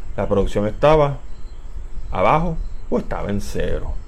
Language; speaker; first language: Spanish; native; Spanish